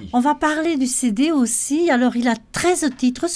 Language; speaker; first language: French; native; French